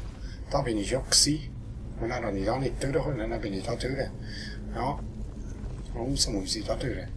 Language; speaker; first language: German; native; German